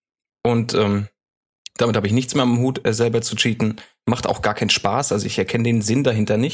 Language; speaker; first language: German; native; German